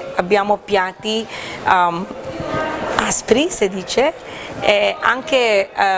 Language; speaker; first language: Italian; non-native, learner; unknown